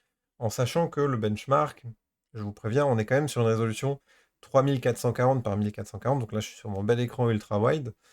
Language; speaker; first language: French; native; French